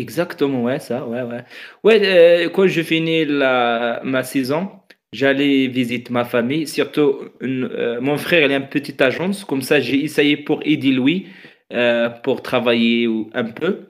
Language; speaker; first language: French; non-native, fluent; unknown